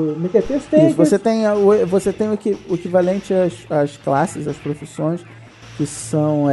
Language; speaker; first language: Portuguese; native; Portuguese